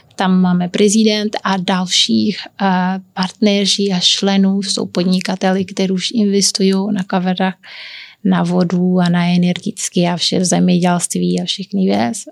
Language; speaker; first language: Czech; non-native, learner; Kabuverdianu